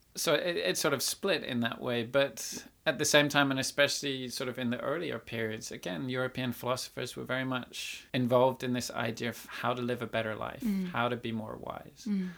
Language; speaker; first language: English; native; English